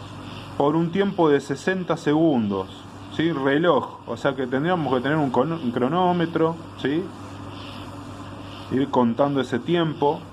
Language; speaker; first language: Spanish; native; Spanish